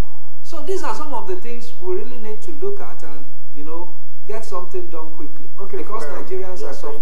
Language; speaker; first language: English; non-native, local second language; Yoruba